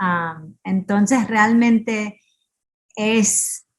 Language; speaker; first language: Spanish; early bilingual, heritage; Spanish